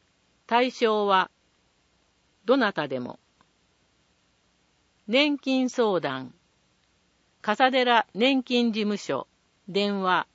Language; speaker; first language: Japanese; native; Japanese